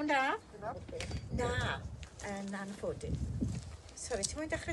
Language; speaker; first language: Welsh; native; Welsh